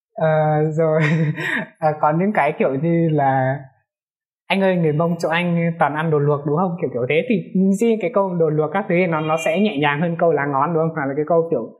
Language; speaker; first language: Vietnamese; non-native, local second language; Hmong